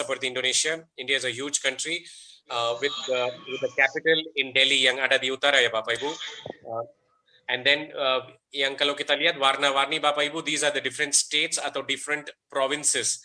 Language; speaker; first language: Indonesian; non-native, fluent; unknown